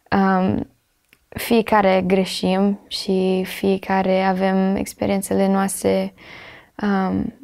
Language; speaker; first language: Romanian; early bilingual, heritage; Romanian